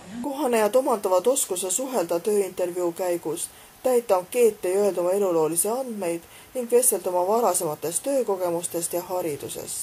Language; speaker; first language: Estonian; native; Estonian